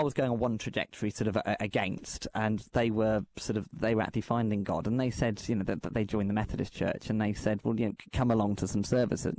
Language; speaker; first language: English; native; English